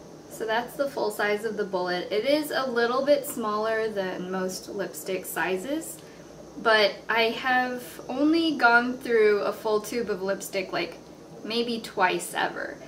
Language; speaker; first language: English; native; English